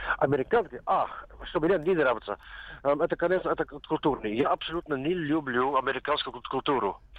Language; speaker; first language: Russian; non-native, learner; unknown